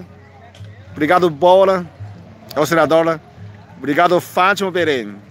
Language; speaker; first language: Portuguese; non-native, fluent; Chinese